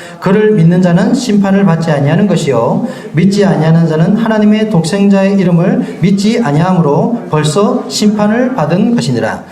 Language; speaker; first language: Korean; native; Korean